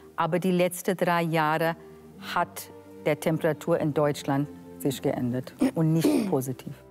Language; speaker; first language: German; non-native, fluent; English